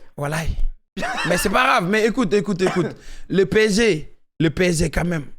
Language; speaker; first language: French; non-native, local second language; Wolof